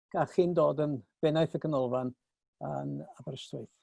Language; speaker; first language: Welsh; native; Welsh